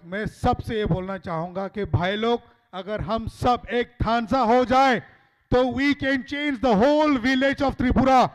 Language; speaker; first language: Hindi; non-native, local second language; Kok Borok